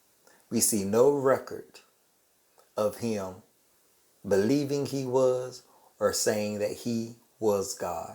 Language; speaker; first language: English; native; English